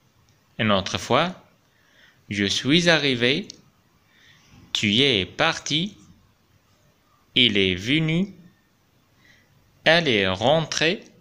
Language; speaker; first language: French; non-native, fluent; Arabic